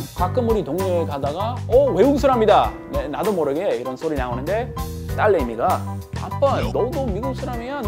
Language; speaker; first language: Korean; non-native, fluent; English